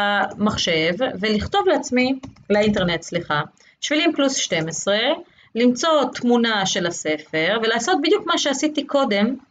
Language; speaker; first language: Hebrew; native; Hebrew